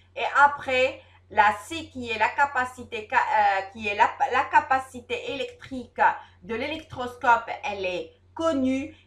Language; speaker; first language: French; non-native, local second language; Arabic